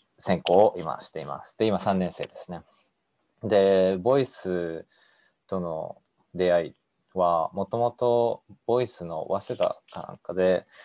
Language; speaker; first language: Japanese; native; Japanese